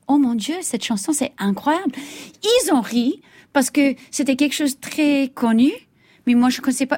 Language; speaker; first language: French; non-native, fluent; English